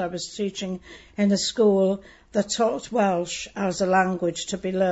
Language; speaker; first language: English; non-native, local second language; Welsh